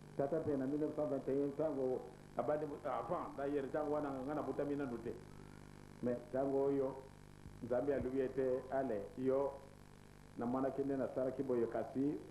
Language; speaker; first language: Lingala; non-native, local second language; Kongo